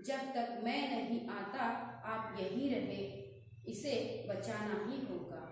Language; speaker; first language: Hindi; non-native, local second language; Kannada